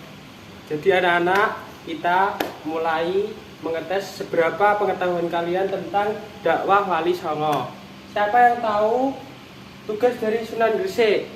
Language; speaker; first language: Indonesian; native; Indonesian